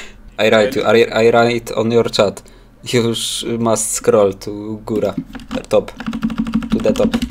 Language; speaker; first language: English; non-native, learner; Polish